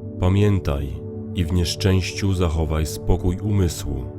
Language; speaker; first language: Polish; native; Polish